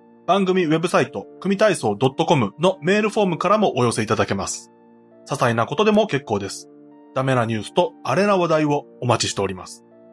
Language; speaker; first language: Japanese; native; Japanese